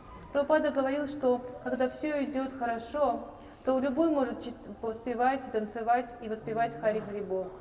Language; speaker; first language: Russian; native; Russian